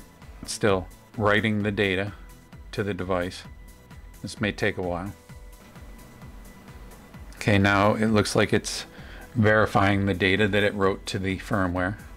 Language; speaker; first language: English; native; English